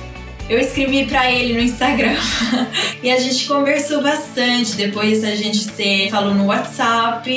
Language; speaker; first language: Portuguese; non-native, fluent; Italian